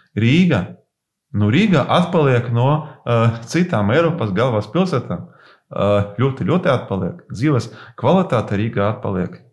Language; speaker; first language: Latvian; non-native, local second language; Russian